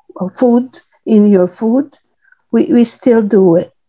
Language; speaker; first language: English; non-native, local second language; Cebuano